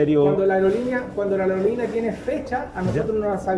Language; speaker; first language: Spanish; native; Spanish